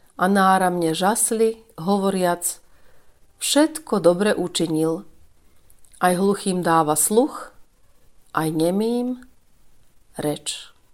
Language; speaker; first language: Slovak; native; Slovak